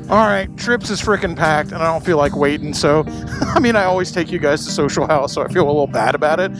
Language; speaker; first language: English; native; English